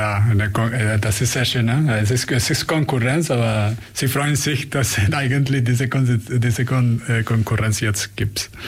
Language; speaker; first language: German; non-native, learner; Spanish